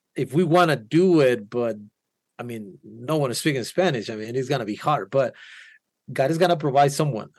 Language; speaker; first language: English; non-native, fluent; Spanish